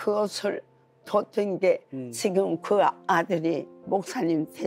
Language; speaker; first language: Korean; native; Korean